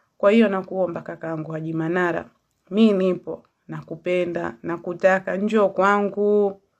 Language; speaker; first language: Swahili; native; Swahili